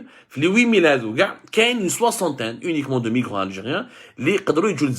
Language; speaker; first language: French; non-native, local second language; Arabic